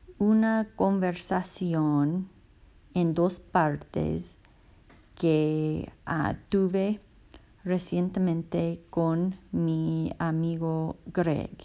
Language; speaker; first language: Spanish; non-native, learner; English